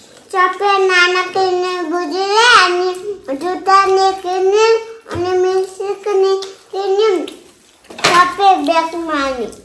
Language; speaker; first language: Nepali; early bilingual, heritage; Nepali